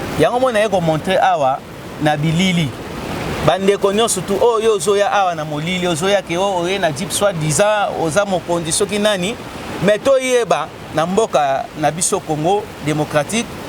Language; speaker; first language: Lingala; non-native, local second language; Kongo